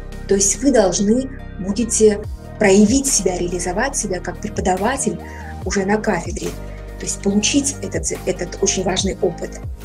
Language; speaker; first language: Russian; native; Russian